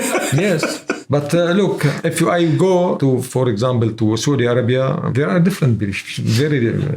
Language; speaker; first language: English; non-native, learner; Arabic